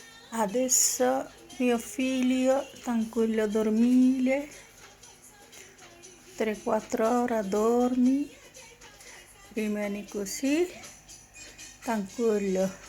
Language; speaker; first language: Italian; non-native, learner; Bangla